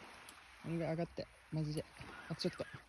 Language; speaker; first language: Japanese; native; Japanese